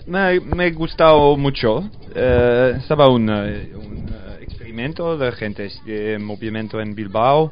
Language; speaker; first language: Spanish; non-native, learner; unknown